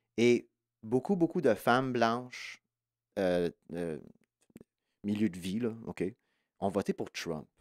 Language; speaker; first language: French; native; French